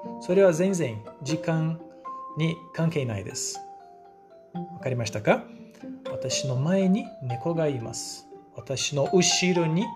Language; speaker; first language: Japanese; non-native, fluent; Portuguese